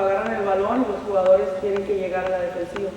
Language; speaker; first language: Spanish; native; Spanish